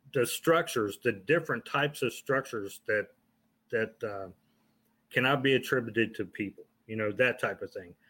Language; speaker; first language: English; native; English